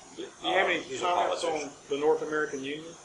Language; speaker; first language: English; native; English